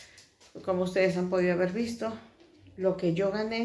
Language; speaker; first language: Spanish; native; Spanish